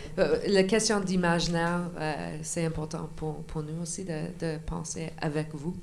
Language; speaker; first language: French; non-native, local second language; English